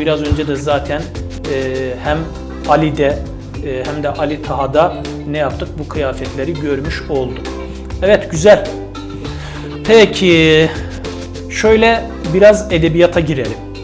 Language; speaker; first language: Turkish; native; Turkish